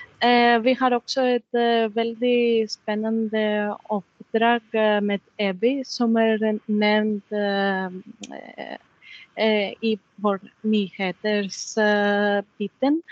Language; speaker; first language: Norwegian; non-native, fluent; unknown